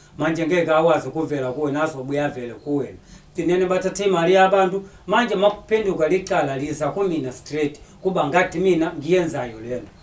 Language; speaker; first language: Zulu; native; Zulu